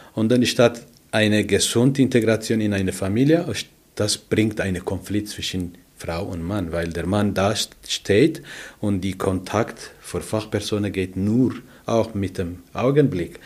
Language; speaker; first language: German; non-native, learner; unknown